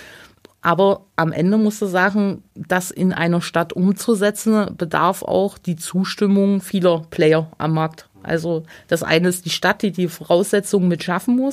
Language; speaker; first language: German; native; German